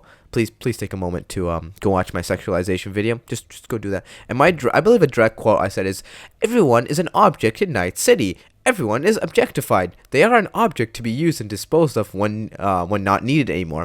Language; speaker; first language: English; native; English